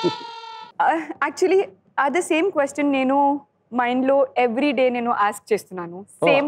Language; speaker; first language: Telugu; non-native, learner; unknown